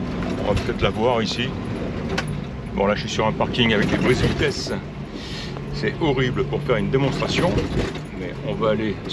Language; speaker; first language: French; native; French